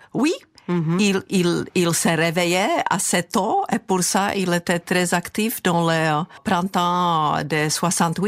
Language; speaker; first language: French; non-native, fluent; Czech